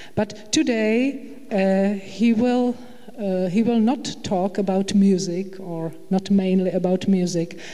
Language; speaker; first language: English; non-native, fluent; Czech